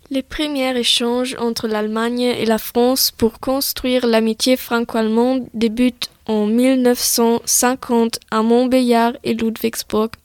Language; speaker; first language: French; native; French